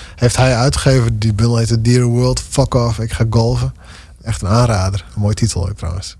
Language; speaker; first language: Dutch; non-native, local second language; Western Frisian